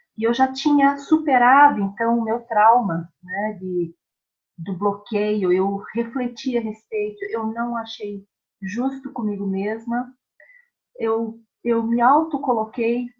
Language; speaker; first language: Portuguese; native; Portuguese